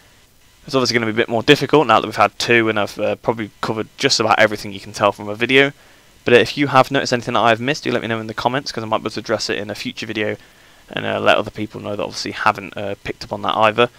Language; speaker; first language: English; native; English